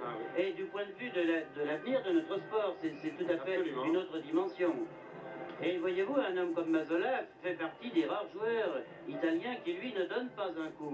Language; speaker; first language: French; native; French